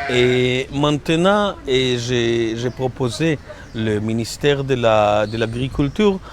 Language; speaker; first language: French; non-native, learner; Hebrew